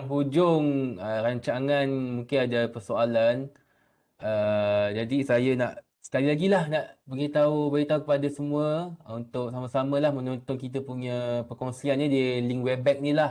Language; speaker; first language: Malay; native; Malay